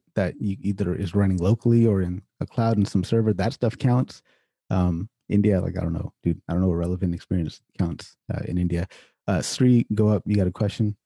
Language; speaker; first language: English; early bilingual, other home language; Hindi